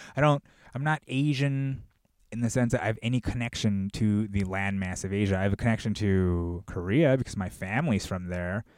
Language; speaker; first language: English; early bilingual, other home language; Korean